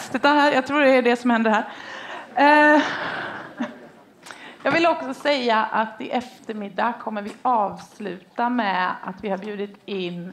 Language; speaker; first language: Swedish; native; Swedish